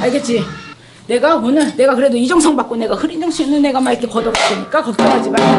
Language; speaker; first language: Korean; native; Korean